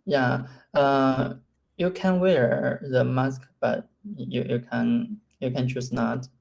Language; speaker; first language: English; non-native, learner; Chinese